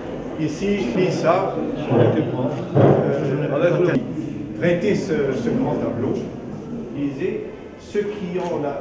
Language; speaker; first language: French; non-native, local second language; Arabic